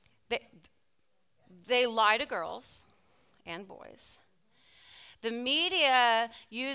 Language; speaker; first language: English; native; English